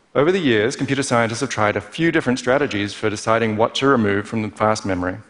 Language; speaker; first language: English; native; English